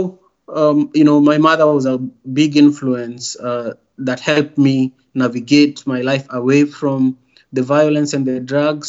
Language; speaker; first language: English; non-native, local second language; Luo (Kenya and Tanzania)